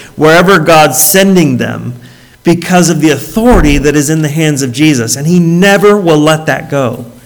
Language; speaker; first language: English; native; English